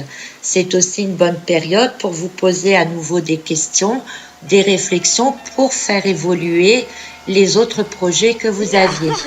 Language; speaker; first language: French; native; French